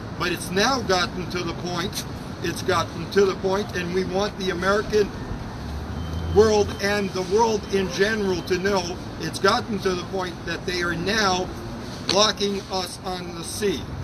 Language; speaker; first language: English; early bilingual, other home language; Ukrainian